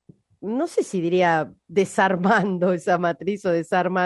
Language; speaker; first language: Spanish; native; Spanish